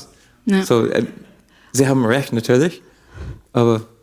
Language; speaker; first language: German; non-native, learner; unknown